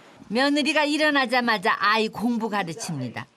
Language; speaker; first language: Korean; native; Korean